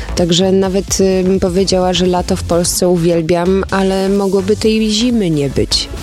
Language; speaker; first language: Polish; early bilingual, heritage; Polish